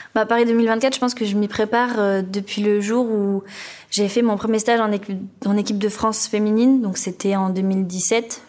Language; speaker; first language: French; native; French